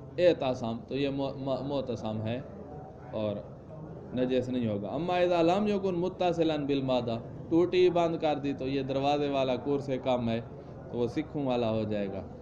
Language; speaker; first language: Urdu; non-native, local second language; Punjabi